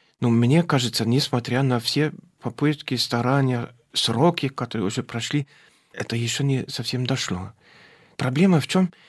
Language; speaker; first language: Russian; non-native, fluent; German